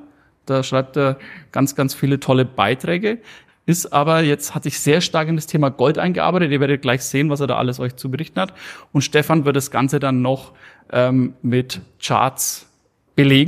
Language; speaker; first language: German; native; German